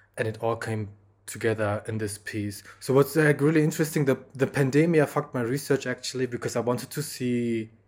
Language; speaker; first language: English; non-native, fluent; German